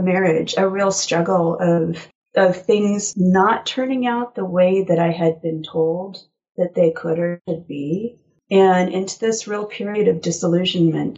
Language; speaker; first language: English; native; English